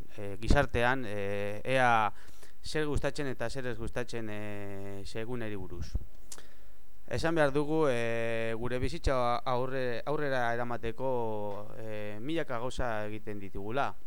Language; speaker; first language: Basque; non-native, learner; Spanish